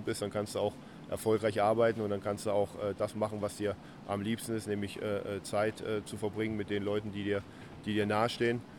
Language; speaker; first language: German; native; German